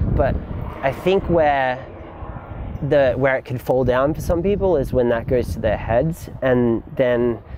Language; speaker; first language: English; native; English